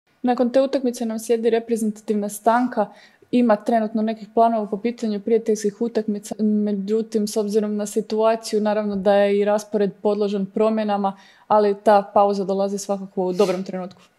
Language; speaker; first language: Serbian; native; Serbian